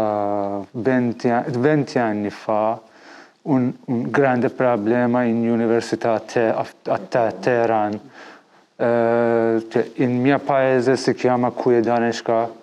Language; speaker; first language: Italian; non-native, learner; Persian